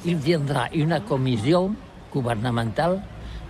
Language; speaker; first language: French; non-native, learner; Catalan